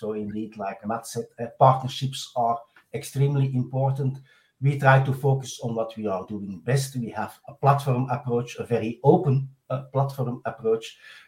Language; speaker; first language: English; non-native, fluent; Dutch